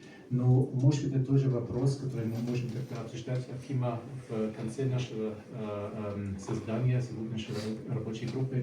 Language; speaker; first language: Russian; non-native, fluent; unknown